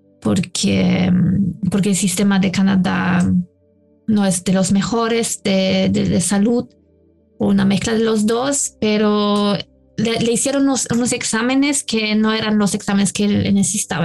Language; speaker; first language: Spanish; non-native, fluent; German